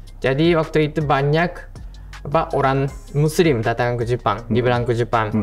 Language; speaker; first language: Indonesian; non-native, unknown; Japanese